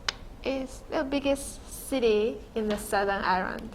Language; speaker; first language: English; non-native, fluent; Japanese